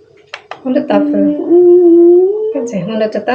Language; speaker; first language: German; non-native, learner; Indonesian